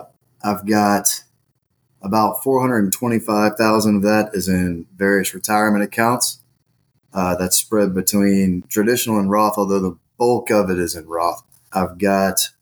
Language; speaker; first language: English; native; English